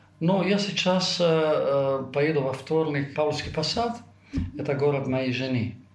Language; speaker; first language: Russian; non-native, fluent; Italian